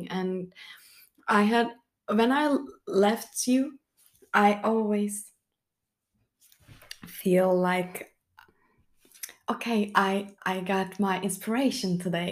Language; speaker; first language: English; non-native, fluent; Turkish